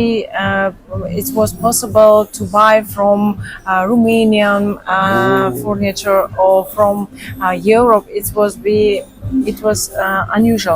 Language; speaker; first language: English; non-native, learner; Russian